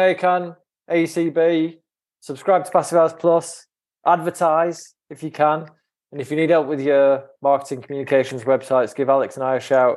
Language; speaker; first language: English; native; English